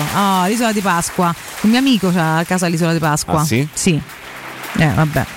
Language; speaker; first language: Italian; native; Italian